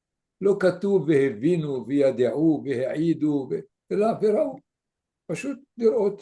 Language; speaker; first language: Hebrew; non-native, fluent; French